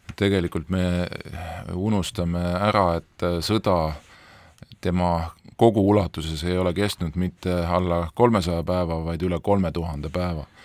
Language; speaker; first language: Estonian; native; Estonian